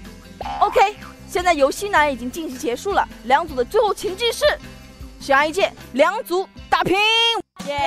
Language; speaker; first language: Chinese; native; Chinese